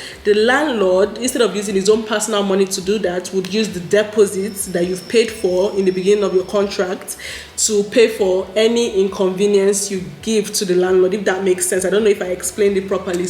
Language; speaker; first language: English; non-native, local second language; Yoruba